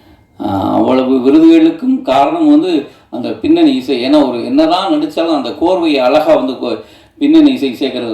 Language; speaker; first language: Tamil; native; Tamil